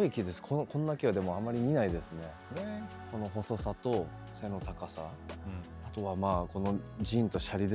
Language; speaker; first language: Japanese; native; Japanese